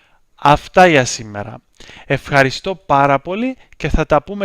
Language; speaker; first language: Greek; native; Greek